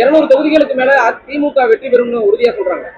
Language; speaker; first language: Tamil; native; Tamil